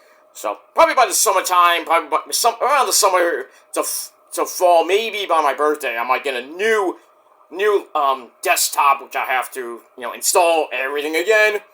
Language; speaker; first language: English; native; English